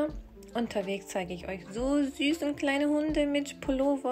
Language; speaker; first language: German; non-native, fluent; Urdu